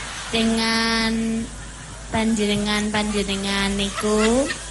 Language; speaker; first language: Indonesian; non-native, fluent; English